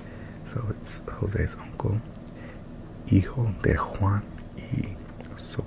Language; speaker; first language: Spanish; non-native, learner; English